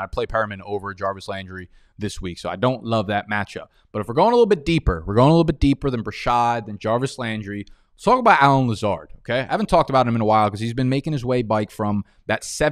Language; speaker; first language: English; native; English